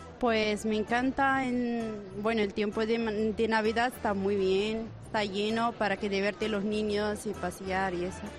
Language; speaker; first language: Spanish; non-native, fluent; Arabic